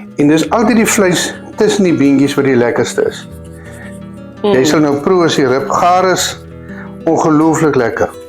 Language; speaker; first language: Afrikaans; native; Afrikaans